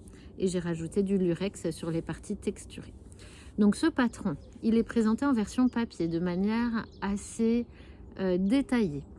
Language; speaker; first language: French; native; French